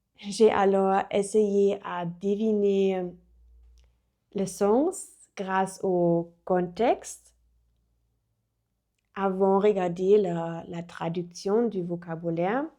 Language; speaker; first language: French; non-native, learner; German